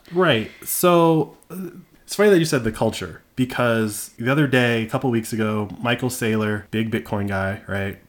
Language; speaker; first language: English; native; English